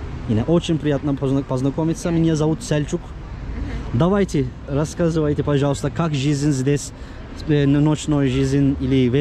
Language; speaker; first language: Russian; non-native, learner; Turkish